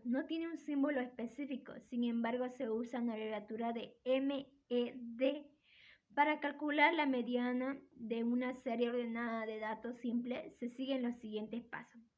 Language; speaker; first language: Spanish; native; Spanish